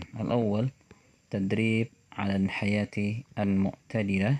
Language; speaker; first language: Arabic; non-native, fluent; Indonesian